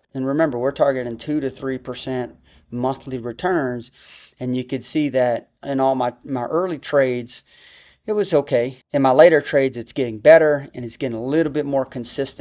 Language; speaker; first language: English; native; English